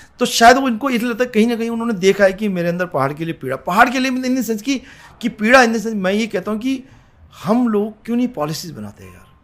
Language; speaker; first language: Hindi; native; Hindi